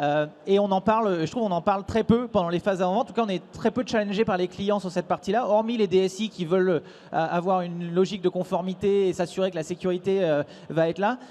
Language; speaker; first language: French; native; French